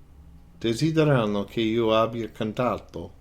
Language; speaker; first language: Italian; non-native, fluent; English